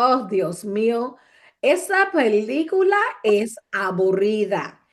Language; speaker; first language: Spanish; non-native, fluent; English